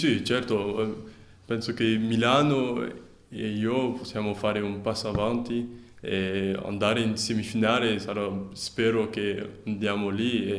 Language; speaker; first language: Italian; non-native, fluent; French